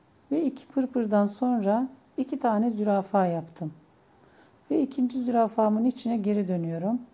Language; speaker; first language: Turkish; native; Turkish